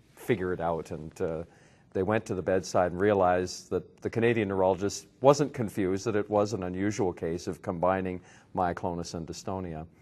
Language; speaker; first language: English; native; English